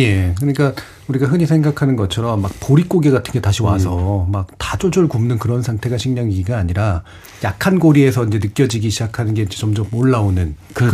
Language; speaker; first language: Korean; native; Korean